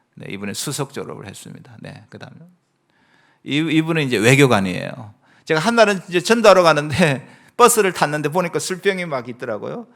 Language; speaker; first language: Korean; native; Korean